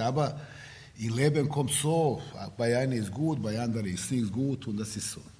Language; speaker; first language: German; non-native, learner; Serbian